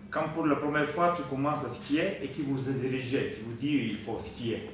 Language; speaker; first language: French; non-native, learner; Bulgarian